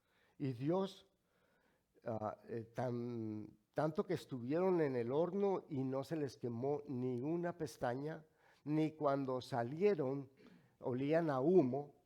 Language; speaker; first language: Spanish; native; Spanish